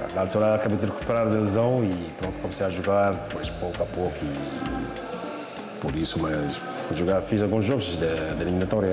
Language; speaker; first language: Portuguese; non-native, fluent; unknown